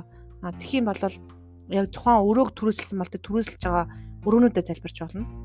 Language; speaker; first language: Mongolian; native; Mongolian